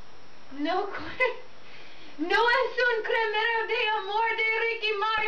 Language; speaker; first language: Spanish; non-native, learner; English